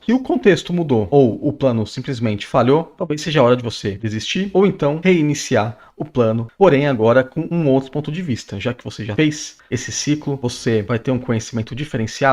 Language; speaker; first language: Portuguese; native; Portuguese